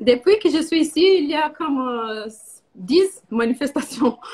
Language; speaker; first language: French; non-native, learner; Portuguese